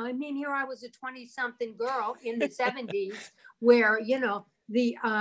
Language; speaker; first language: English; native; English